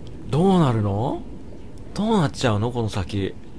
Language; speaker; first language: Japanese; native; Japanese